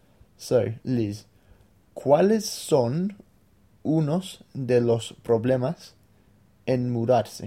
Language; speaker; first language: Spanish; non-native, fluent; English